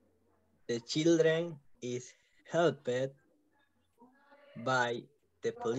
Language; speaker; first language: English; non-native, learner; Spanish